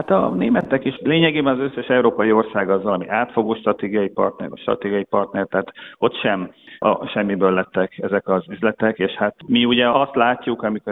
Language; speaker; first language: Hungarian; native; Hungarian